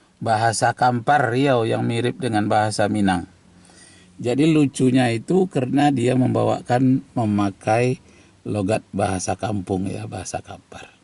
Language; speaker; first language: Indonesian; native; Indonesian